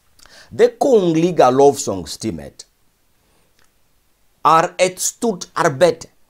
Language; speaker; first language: Swedish; non-native, fluent; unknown